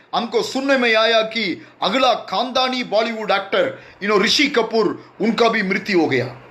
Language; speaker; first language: Hindi; non-native, local second language; Tamil